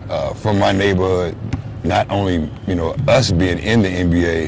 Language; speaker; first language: English; native; English